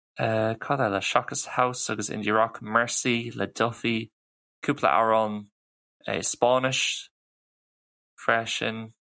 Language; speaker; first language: Irish; non-native, local second language; English